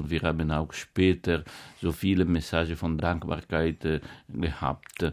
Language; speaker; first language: German; non-native, fluent; Italian